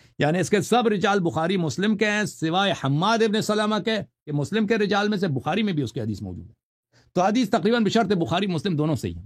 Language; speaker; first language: Urdu; non-native, local second language; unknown